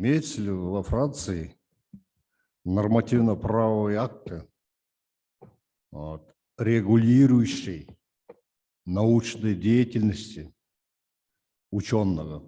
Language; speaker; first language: Russian; non-native, local second language; Kyrgyz